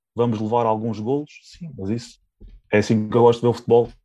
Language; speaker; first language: Portuguese; native; Portuguese